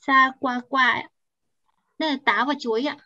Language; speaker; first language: Korean; non-native, learner; Vietnamese